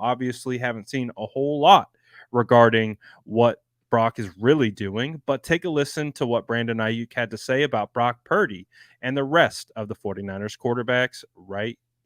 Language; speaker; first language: English; native; English